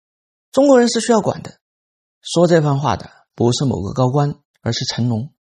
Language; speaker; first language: Chinese; native; Chinese